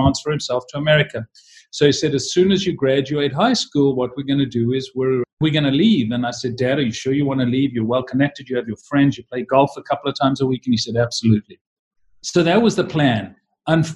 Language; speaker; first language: English; native; English